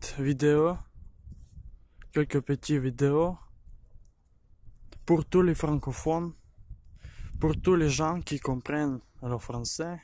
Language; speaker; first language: French; non-native, learner; Ukrainian